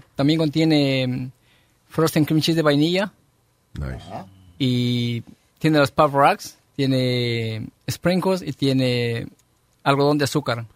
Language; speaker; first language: Spanish; native; Spanish